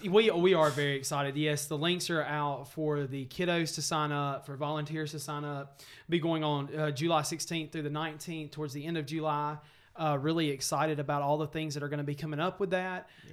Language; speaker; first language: English; native; English